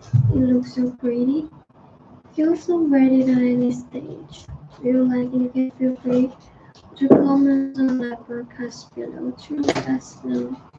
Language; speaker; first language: English; non-native, learner; Chinese